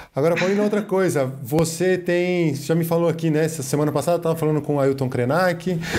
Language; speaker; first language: Portuguese; native; Portuguese